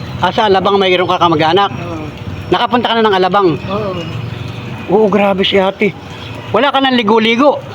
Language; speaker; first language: Filipino; native; Filipino